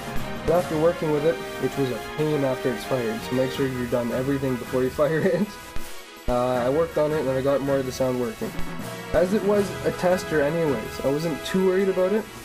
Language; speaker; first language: English; native; English